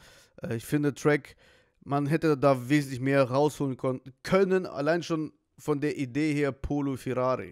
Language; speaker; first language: German; native; German